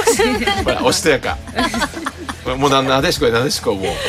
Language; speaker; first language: Japanese; native; Japanese